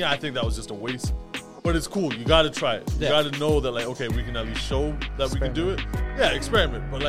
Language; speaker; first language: English; native; English